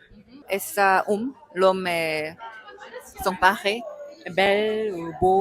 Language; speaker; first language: French; non-native, learner; Korean